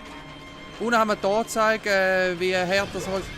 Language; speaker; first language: German; native; German